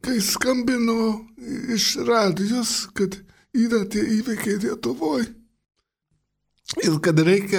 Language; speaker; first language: Lithuanian; early bilingual, heritage; Lithuanian